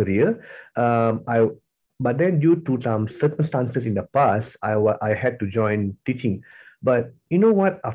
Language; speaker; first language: English; non-native, local second language; Tamil